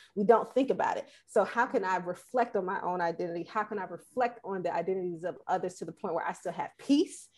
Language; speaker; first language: English; native; English